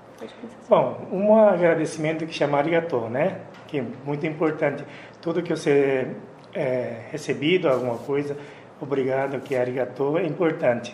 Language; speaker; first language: Portuguese; non-native, fluent; Japanese